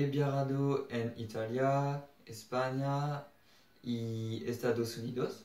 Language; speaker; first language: Spanish; non-native, learner; French